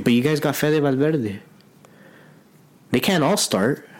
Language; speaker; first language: English; early bilingual, other home language; Spanish